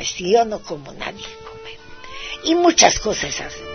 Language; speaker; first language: Spanish; non-native, fluent; Hungarian